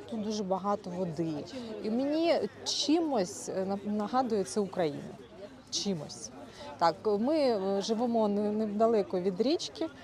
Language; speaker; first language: Ukrainian; native; Ukrainian